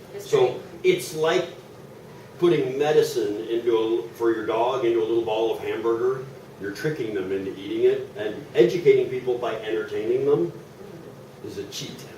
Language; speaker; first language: English; native; English